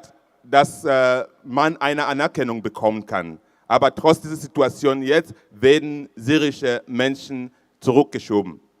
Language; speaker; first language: German; non-native, fluent; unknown